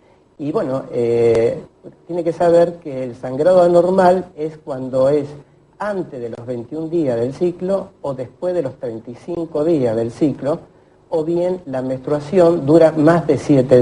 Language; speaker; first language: Spanish; native; Spanish